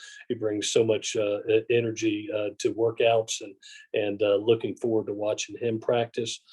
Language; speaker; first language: English; native; English